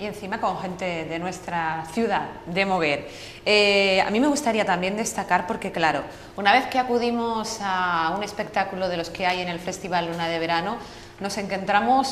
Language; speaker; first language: Spanish; native; Spanish